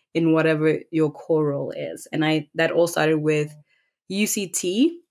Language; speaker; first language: English; non-native, local second language; Tswana